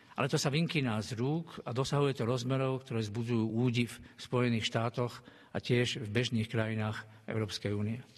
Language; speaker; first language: Slovak; native; Slovak